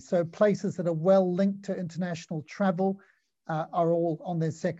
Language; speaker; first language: English; native; English